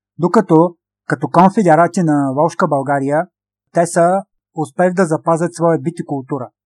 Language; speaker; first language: Bulgarian; native; Bulgarian